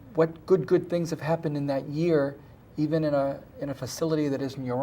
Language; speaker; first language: English; native; English